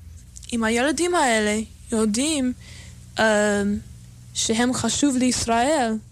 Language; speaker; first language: Hebrew; non-native, fluent; English